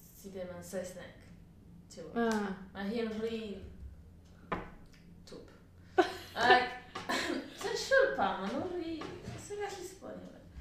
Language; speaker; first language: Welsh; non-native, learner; Spanish